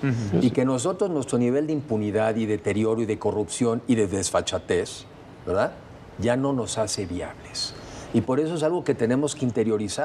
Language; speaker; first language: Spanish; native; Spanish